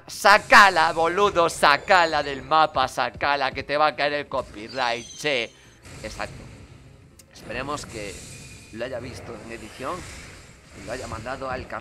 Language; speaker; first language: Spanish; native; Spanish